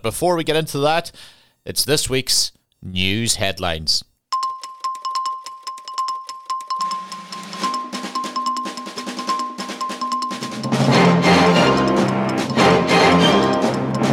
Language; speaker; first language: English; native; English